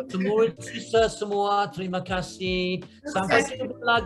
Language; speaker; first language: Indonesian; non-native, learner; English